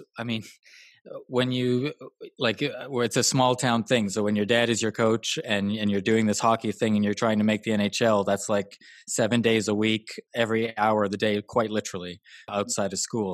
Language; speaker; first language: English; native; English